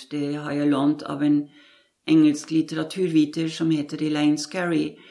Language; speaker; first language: Norwegian; non-native, fluent; German